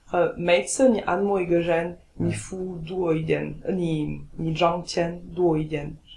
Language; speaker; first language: Chinese; non-native, learner; French